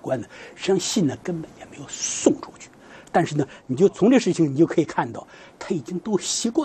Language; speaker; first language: Chinese; native; Chinese